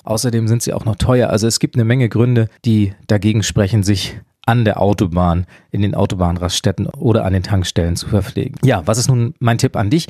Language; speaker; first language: German; native; German